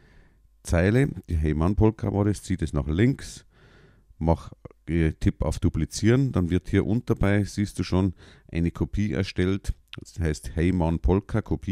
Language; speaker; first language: German; native; German